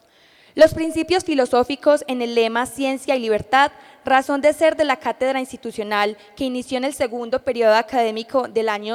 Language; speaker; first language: Spanish; native; Spanish